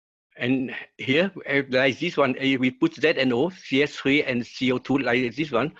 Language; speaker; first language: English; non-native, learner; Vietnamese